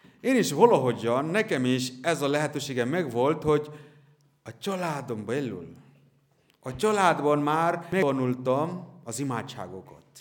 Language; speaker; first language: Hungarian; non-native, learner; Bangla